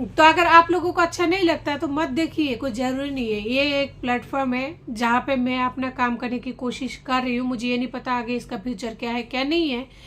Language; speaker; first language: Hindi; non-native, local second language; Bangla